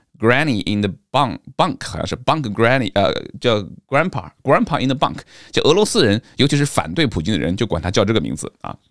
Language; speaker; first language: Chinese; native; Chinese